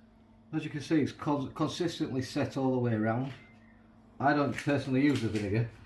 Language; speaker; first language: English; native; English